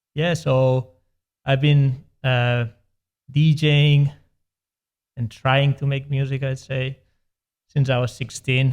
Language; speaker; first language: English; non-native, fluent; Spanish